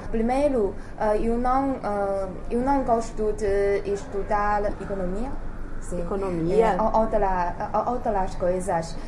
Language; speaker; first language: Portuguese; non-native, learner; Chinese